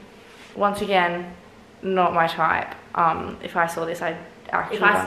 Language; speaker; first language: English; native; English